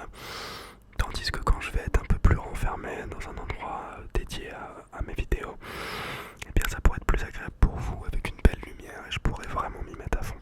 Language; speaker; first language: French; native; French